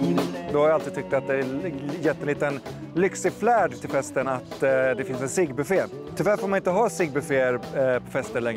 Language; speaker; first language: Swedish; native; Swedish